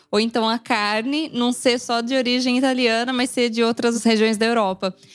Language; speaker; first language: Portuguese; native; Portuguese